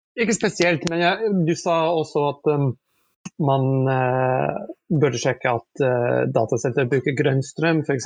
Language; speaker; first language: Norwegian; non-native, fluent; English